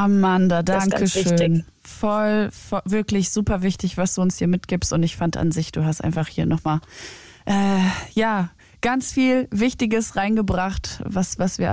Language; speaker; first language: German; native; German